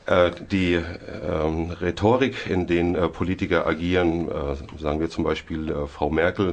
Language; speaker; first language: German; native; German